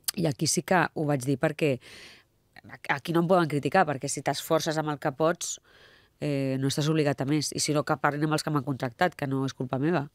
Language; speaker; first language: Catalan; non-native, local second language; Spanish